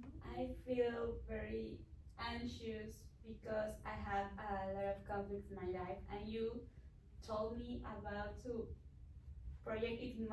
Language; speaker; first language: English; non-native, learner; Spanish